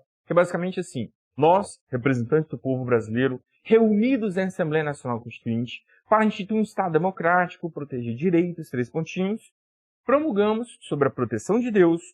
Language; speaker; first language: Portuguese; native; Portuguese